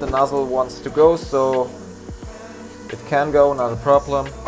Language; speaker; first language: English; non-native, fluent; German